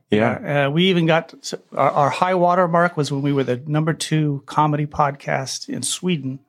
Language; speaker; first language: English; native; English